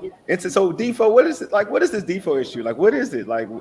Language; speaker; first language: English; native; English